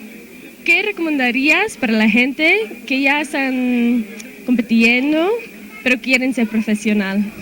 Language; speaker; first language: Spanish; non-native, fluent; English